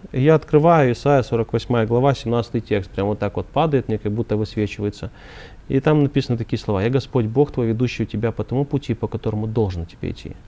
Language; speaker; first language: Russian; native; Russian